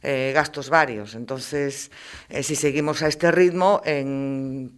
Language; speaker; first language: Spanish; non-native, local second language; Galician